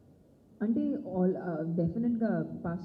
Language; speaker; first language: Telugu; non-native, fluent; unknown